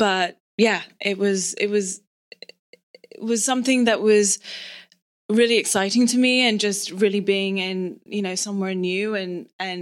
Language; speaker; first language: English; native; English